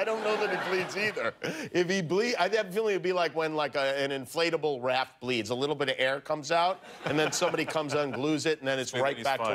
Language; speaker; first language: English; native; English